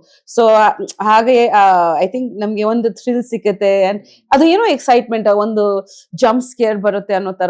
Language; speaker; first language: Kannada; non-native, fluent; Bangla